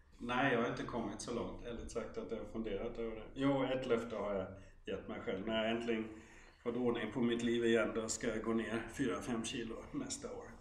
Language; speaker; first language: Swedish; non-native, fluent; German